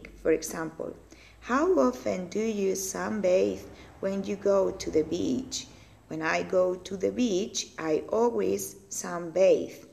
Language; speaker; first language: English; non-native, learner; Spanish